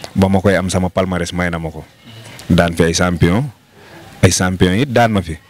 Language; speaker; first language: Wolof; non-native, local second language; Fula